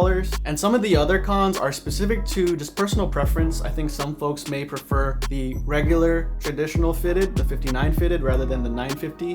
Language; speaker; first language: English; native; English